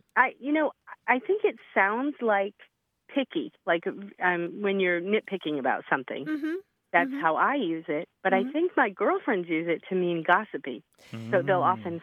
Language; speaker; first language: English; native; English